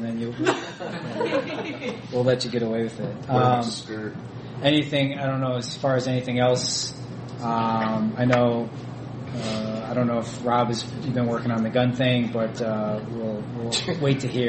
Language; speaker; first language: English; native; English